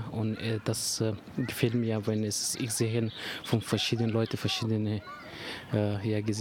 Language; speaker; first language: German; non-native, learner; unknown